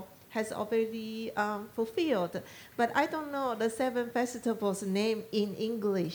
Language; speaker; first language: English; non-native, learner; Chinese